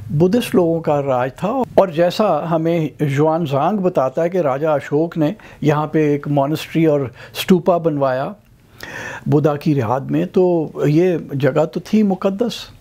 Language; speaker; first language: Urdu; non-native, local second language; Punjabi